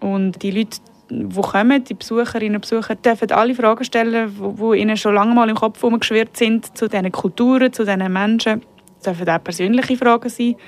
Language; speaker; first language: German; native; German